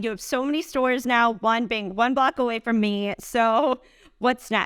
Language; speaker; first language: English; native; English